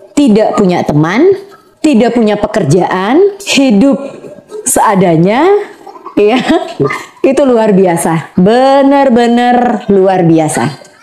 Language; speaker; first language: Indonesian; native; Indonesian